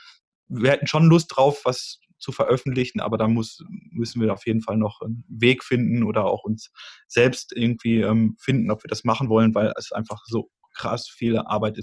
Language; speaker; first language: German; native; German